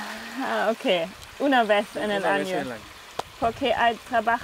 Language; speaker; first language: Spanish; non-native, learner; German